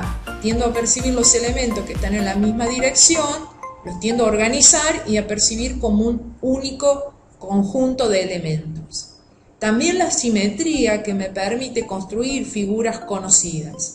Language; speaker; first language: Spanish; native; Spanish